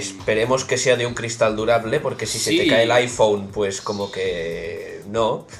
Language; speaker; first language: Spanish; native; Spanish